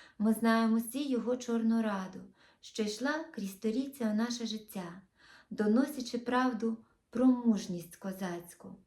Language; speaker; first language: Ukrainian; non-native, local second language; Russian